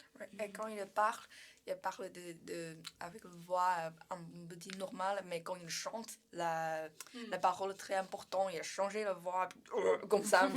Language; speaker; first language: French; non-native, learner; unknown